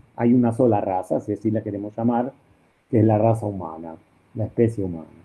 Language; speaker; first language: Spanish; native; Spanish